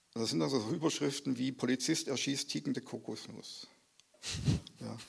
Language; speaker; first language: German; native; German